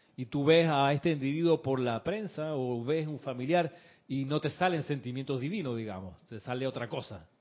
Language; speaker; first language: Spanish; native; Spanish